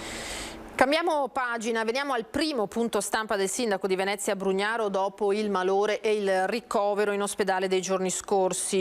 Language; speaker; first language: Italian; native; Italian